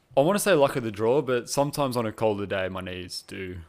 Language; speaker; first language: English; native; English